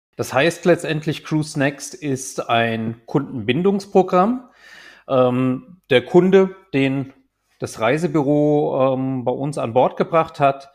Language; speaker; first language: German; native; German